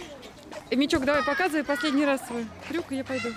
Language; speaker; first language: Russian; native; Russian